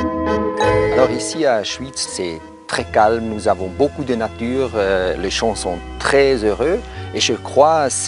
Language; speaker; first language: French; non-native, local second language; German